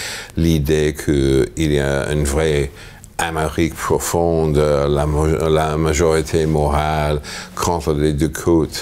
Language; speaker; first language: French; non-native, fluent; English